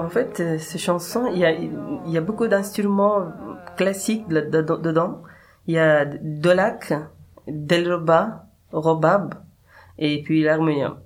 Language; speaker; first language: French; non-native, learner; Persian